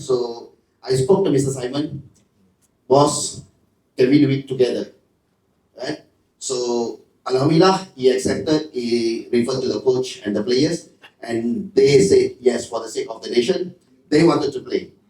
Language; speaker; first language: English; non-native, local second language; Malay